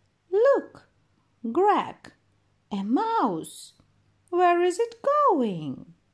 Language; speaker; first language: English; non-native, fluent; Ukrainian